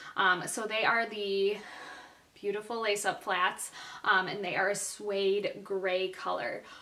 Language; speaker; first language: English; native; English